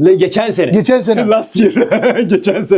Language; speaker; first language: Turkish; native; Turkish